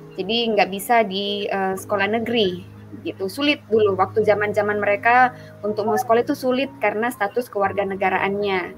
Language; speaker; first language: Indonesian; native; Indonesian